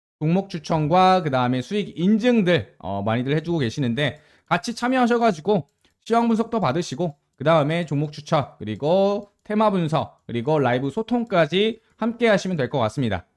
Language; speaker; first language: Korean; native; Korean